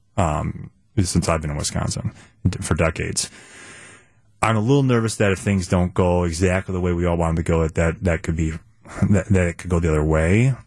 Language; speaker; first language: English; native; English